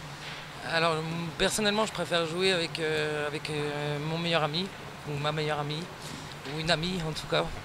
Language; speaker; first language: French; native; French